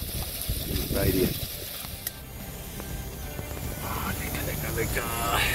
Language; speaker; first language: German; native; German